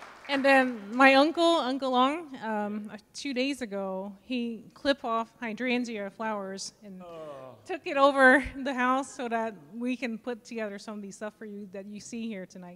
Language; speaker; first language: English; early bilingual, other home language; Vietnamese